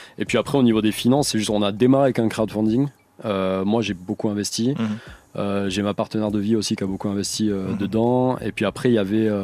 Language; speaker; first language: French; native; French